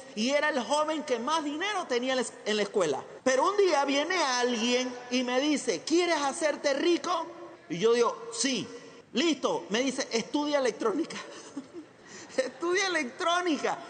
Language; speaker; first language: Spanish; native; Spanish